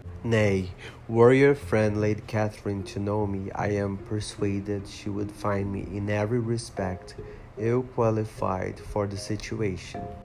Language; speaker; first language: English; non-native, fluent; Portuguese